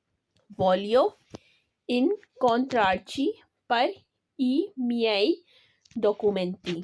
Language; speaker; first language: Italian; non-native, learner; Urdu